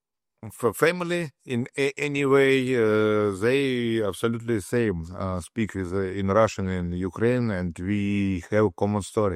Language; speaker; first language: English; non-native, learner; Russian